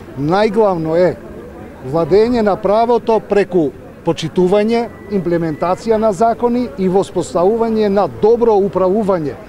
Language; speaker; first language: Macedonian; non-native, local second language; Albanian